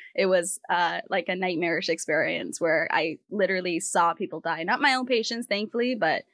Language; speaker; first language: English; native; English